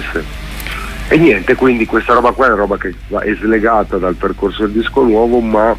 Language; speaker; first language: Italian; native; Italian